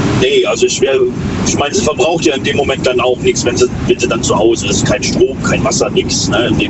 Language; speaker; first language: German; native; German